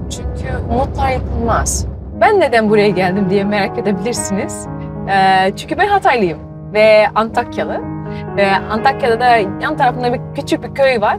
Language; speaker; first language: Turkish; early bilingual, heritage; Turkish